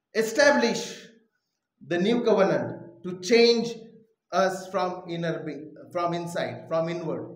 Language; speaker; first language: English; non-native, local second language; Marathi